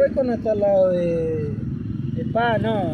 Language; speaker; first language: Spanish; native; Spanish